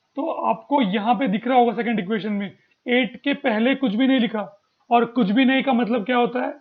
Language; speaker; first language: Hindi; non-native, local second language; Marathi